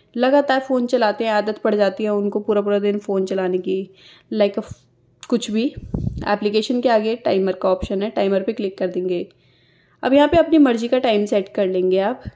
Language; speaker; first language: Hindi; native; Hindi